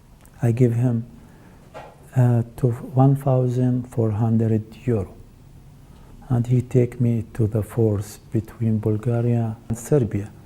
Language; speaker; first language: English; non-native, learner; Arabic